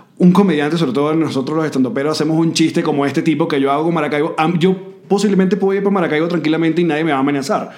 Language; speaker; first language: Spanish; native; Spanish